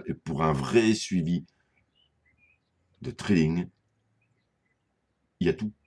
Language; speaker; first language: French; native; French